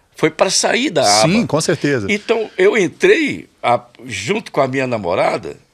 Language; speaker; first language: Portuguese; native; Portuguese